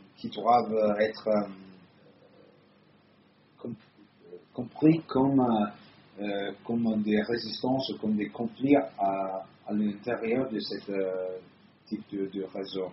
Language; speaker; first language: French; non-native, learner; Italian